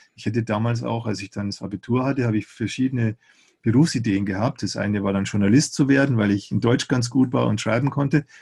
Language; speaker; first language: German; native; German